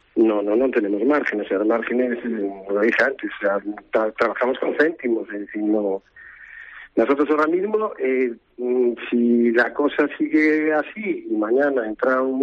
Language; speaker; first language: Spanish; native; Spanish